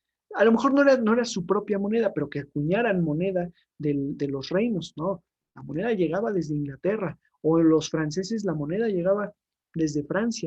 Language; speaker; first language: Spanish; native; Spanish